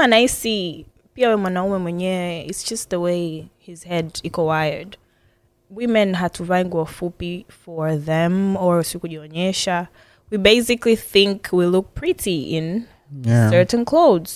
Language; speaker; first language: English; non-native, local second language; Swahili